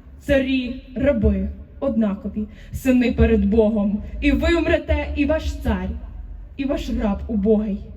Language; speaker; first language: Ukrainian; native; Ukrainian